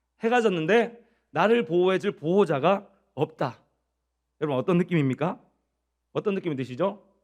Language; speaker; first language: Korean; native; Korean